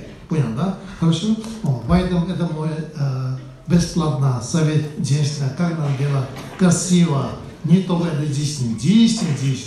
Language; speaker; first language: Russian; non-native, learner; Tibetan